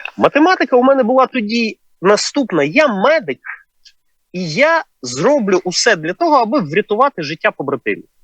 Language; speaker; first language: Ukrainian; native; Ukrainian